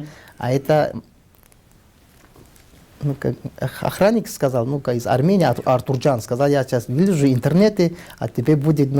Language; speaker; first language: Russian; non-native, learner; Tajik